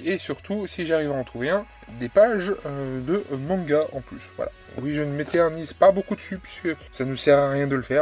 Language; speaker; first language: French; native; French